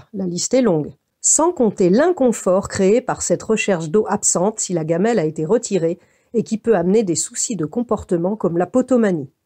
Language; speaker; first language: French; native; French